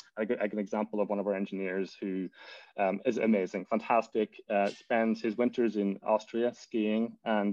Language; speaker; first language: English; native; English